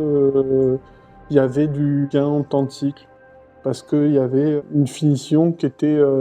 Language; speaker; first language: French; native; French